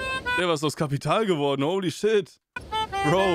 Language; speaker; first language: German; native; German